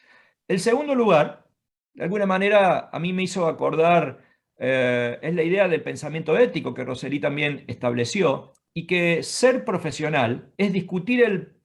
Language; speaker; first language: Spanish; native; Spanish